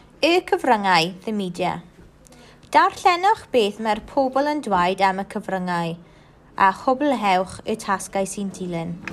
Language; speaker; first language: Welsh; non-native, local second language; English